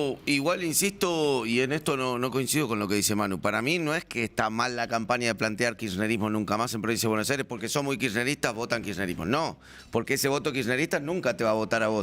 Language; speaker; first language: Spanish; native; Spanish